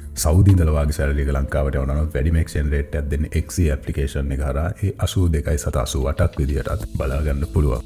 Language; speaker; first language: Sinhala; non-native, local second language; Tamil